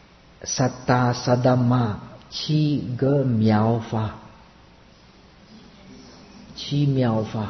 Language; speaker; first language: Chinese; non-native, fluent; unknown